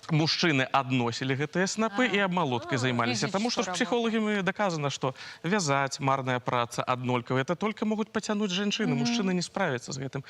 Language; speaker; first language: Belarusian; native; Belarusian